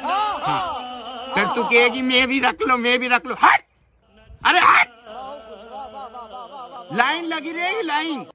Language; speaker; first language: Hindi; native; Hindi